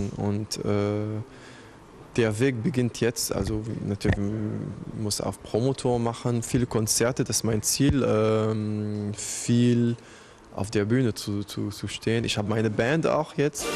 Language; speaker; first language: German; non-native, fluent; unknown